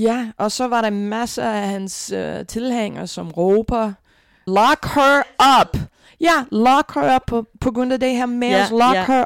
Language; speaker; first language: Danish; non-native, fluent; English